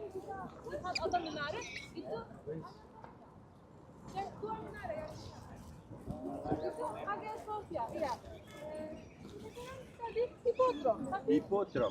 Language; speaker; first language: Indonesian; non-native, learner; Turkish